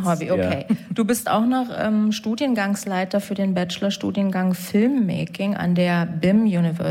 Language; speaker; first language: German; native; German